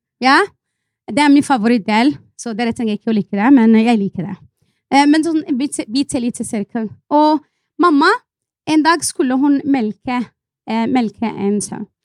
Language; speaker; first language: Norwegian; non-native, fluent; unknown